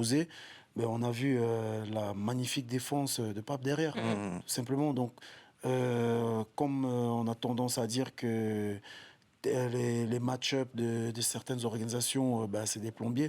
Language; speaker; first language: French; native; French